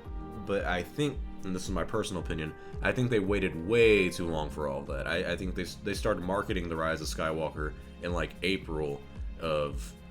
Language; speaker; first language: English; native; English